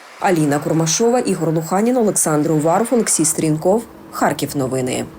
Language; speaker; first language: Ukrainian; native; Ukrainian